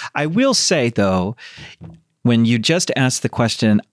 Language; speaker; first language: English; native; English